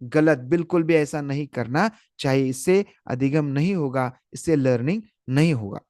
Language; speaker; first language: Hindi; non-native, local second language; Marathi